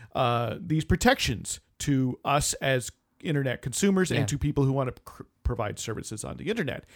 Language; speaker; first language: English; native; English